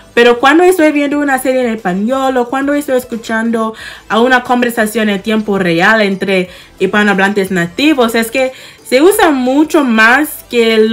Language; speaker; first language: Spanish; non-native, fluent; English